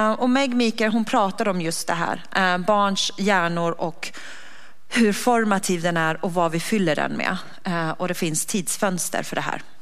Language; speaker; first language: Swedish; early bilingual, other home language; Persian